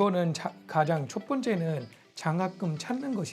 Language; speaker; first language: Korean; non-native, fluent; Punjabi